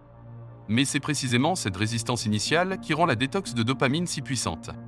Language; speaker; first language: French; native; French